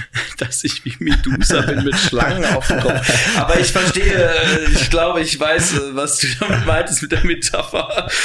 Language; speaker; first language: German; native; German